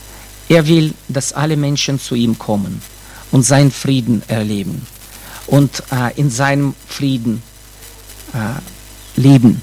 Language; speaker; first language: German; non-native, fluent; Russian